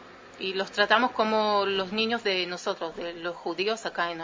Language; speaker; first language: Spanish; early bilingual, heritage; Spanish